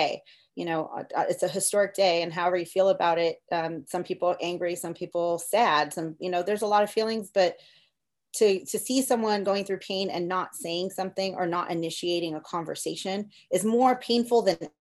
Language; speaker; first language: English; early bilingual, other home language; Spanish